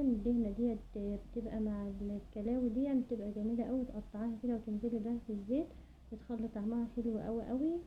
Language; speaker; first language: Arabic; native; Arabic